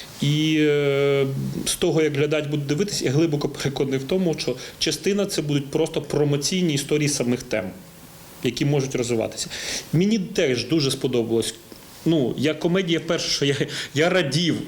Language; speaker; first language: Ukrainian; native; Ukrainian